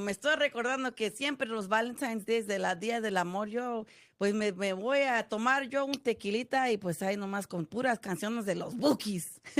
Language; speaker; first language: Spanish; early bilingual, heritage; Spanish